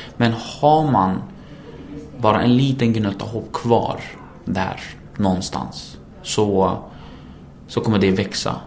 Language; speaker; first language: Swedish; early bilingual, other home language; Kurdish